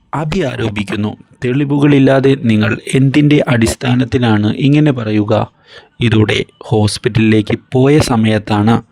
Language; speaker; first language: Malayalam; native; Malayalam